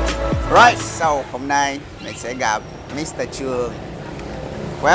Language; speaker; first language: Vietnamese; non-native, fluent; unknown